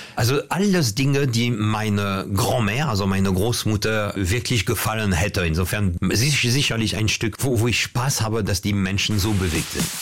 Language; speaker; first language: German; non-native, fluent; French